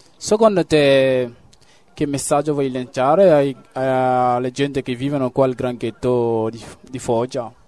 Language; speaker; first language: Italian; non-native, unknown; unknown